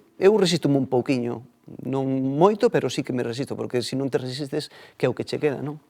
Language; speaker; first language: Galician; native; Galician